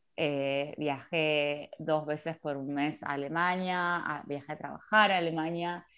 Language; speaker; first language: Spanish; native; Spanish